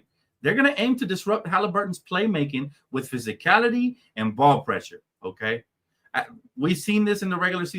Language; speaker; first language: English; native; English